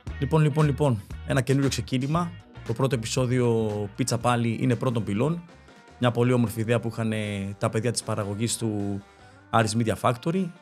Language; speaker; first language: Greek; early bilingual, other home language; Spanish